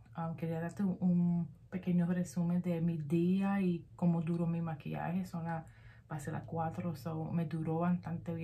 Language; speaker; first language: Spanish; early bilingual, heritage; Spanish